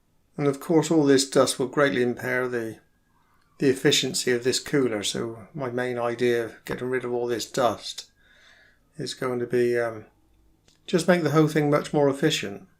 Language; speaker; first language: English; native; English